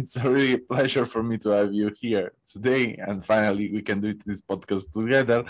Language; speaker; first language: English; non-native, learner; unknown